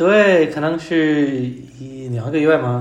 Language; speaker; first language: Chinese; non-native, learner; English